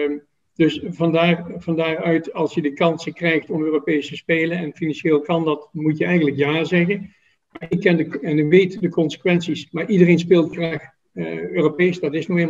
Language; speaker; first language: Dutch; native; Dutch